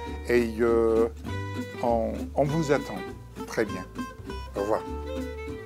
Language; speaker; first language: French; non-native, learner; English